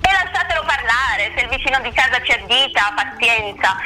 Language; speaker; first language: Italian; native; Italian